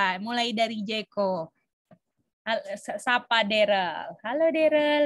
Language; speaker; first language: Indonesian; native; Indonesian